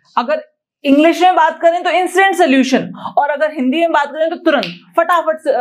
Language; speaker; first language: Hindi; native; Hindi